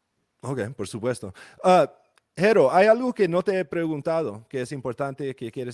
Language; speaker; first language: Spanish; non-native, fluent; English